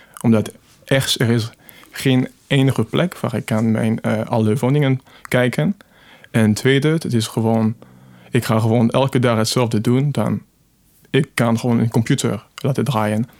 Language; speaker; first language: Dutch; non-native, fluent; French